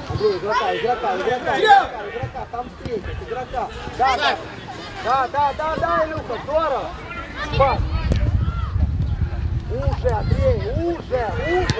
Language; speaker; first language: Russian; native; Russian